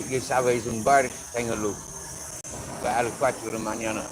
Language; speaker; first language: Spanish; non-native, learner; English